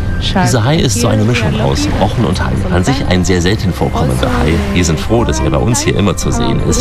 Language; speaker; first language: German; native; German